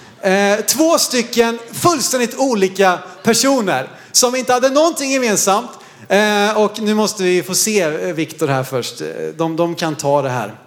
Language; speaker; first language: Swedish; native; Swedish